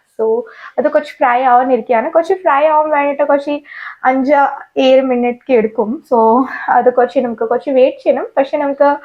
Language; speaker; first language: Malayalam; non-native, learner; Hindi